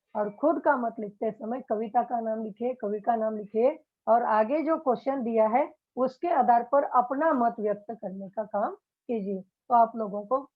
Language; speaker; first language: Hindi; non-native, local second language; Marathi